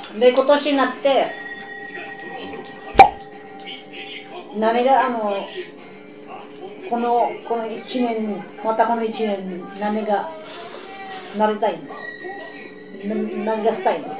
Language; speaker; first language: Japanese; non-native, learner; Filipino